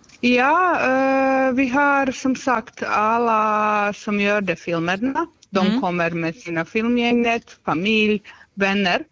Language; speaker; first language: Swedish; non-native, fluent; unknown